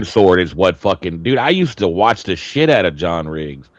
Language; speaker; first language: English; native; English